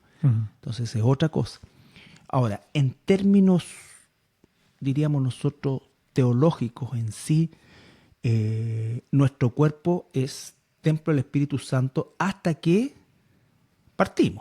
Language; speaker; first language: Spanish; native; Spanish